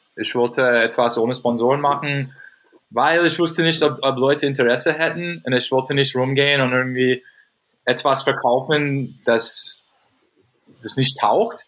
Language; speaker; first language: German; non-native, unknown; English